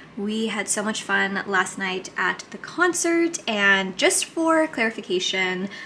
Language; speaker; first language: English; native; English